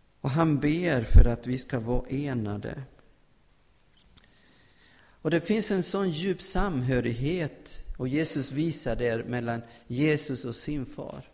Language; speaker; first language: Swedish; non-native, fluent; Spanish